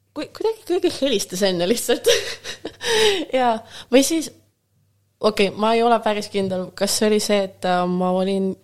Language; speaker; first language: Estonian; non-native, local second language; Russian